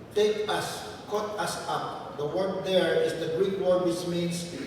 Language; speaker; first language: English; non-native, local second language; Filipino